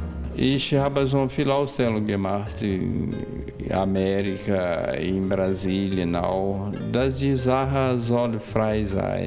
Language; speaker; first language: German; non-native, fluent; Portuguese